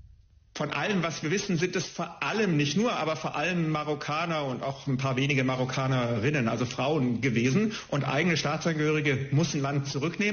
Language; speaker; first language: German; native; German